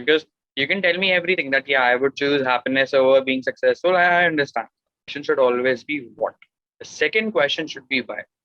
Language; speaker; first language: English; non-native, local second language; Hindi